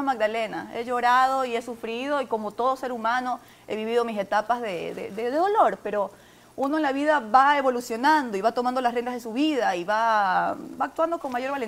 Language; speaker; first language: Spanish; native; Spanish